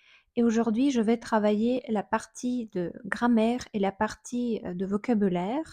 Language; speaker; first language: French; non-native, fluent; Russian